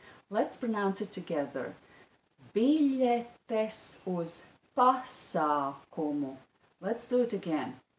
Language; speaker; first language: English; non-native, fluent; Latvian